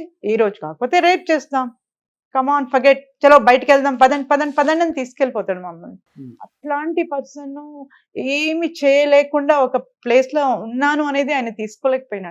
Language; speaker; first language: Telugu; native; Telugu